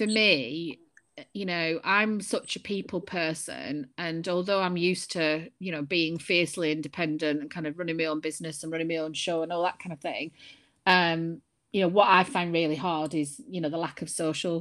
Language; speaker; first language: English; native; English